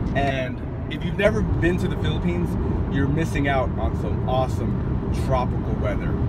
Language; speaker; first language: English; native; English